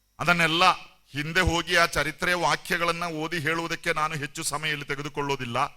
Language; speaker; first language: Kannada; non-native, local second language; Malayalam